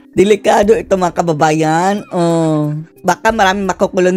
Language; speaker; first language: Filipino; native; Filipino